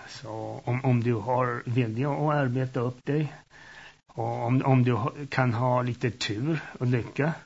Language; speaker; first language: Swedish; early bilingual, heritage; Swedish